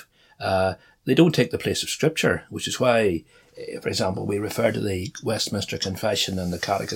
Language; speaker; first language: English; native; English